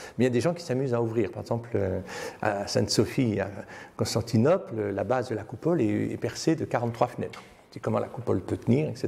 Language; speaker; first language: French; native; French